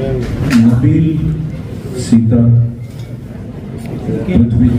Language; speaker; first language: Telugu; non-native, fluent; Hindi